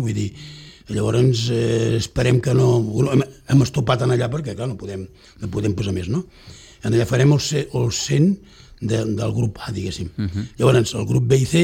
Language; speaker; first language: Catalan; native; Catalan